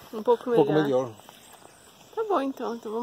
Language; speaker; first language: Portuguese; native; Portuguese